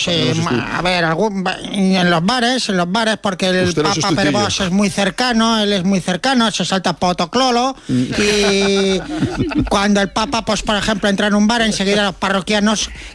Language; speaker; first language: Spanish; native; Spanish